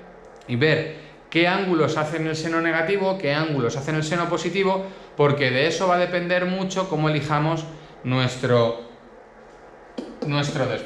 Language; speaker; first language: Spanish; native; Spanish